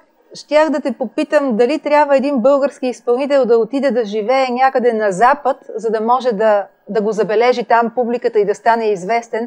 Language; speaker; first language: Bulgarian; native; Bulgarian